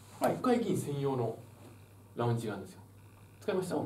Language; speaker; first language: Japanese; native; Japanese